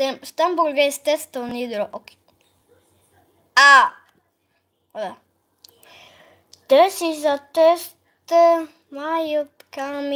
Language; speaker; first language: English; non-native, learner; Italian